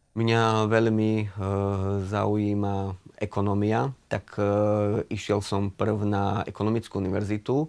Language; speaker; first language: Slovak; native; Slovak